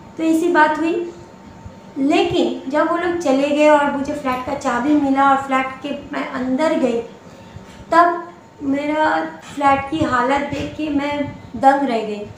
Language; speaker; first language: Hindi; non-native, local second language; Bangla